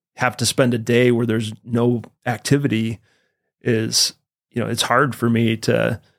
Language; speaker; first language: English; native; English